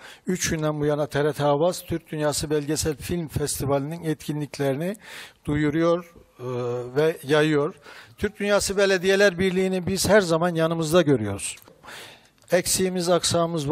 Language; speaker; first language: Turkish; native; Turkish